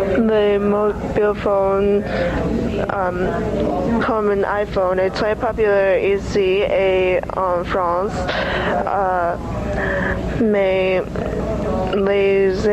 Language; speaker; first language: French; non-native, learner; English